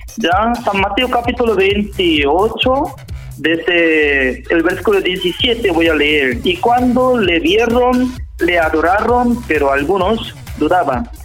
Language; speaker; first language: Spanish; non-native, learner; Korean